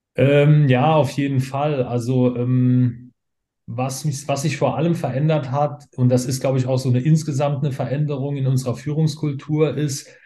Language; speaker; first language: German; native; German